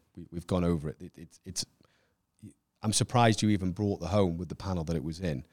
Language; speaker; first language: English; native; English